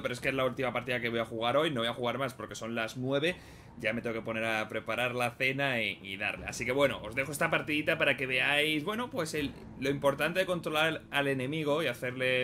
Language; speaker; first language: Spanish; native; Spanish